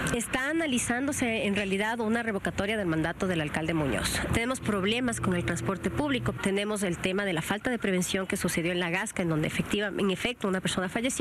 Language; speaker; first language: Spanish; native; Spanish